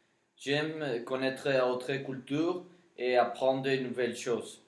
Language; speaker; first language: French; non-native, learner; Spanish